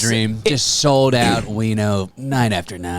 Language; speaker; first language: English; native; English